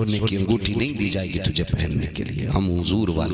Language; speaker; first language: Hindi; native; Hindi